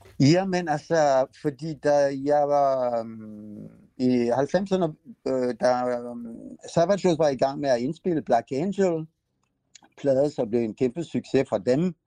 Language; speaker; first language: Danish; non-native, fluent; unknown